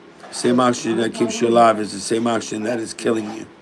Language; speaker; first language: English; native; English